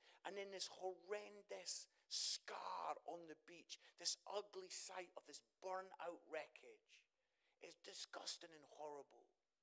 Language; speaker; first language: English; native; English